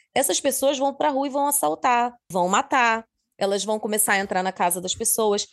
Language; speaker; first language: Portuguese; native; Portuguese